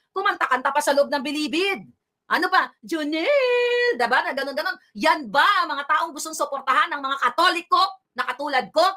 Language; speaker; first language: Filipino; non-native, local second language; Hiligaynon